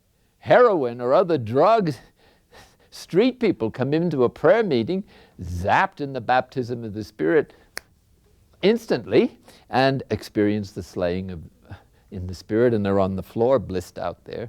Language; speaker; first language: English; native; English